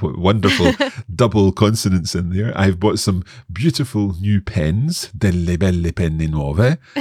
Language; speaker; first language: English; native; English